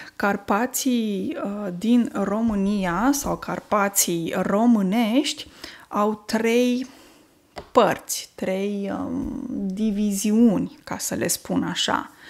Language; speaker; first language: Romanian; native; Romanian